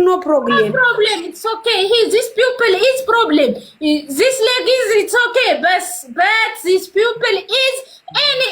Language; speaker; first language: English; non-native, learner; Amharic